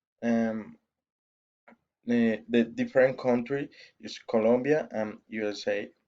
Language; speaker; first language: English; non-native, learner; Spanish